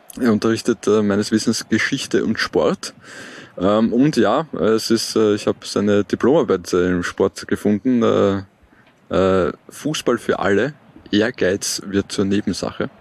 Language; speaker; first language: German; native; German